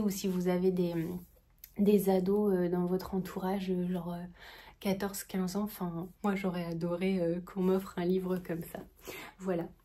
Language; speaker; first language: French; native; French